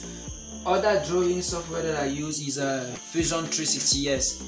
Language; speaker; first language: English; non-native, fluent; French